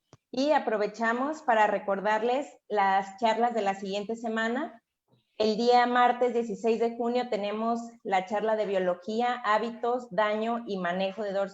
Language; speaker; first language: Spanish; native; Spanish